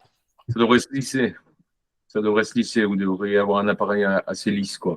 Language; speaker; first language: French; native; French